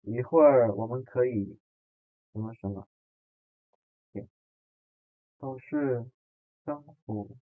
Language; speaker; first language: Chinese; non-native, fluent; Indonesian